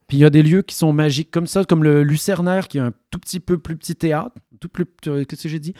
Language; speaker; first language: French; native; French